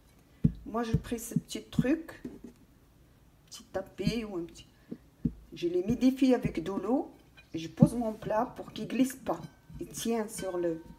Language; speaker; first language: French; non-native, local second language; Arabic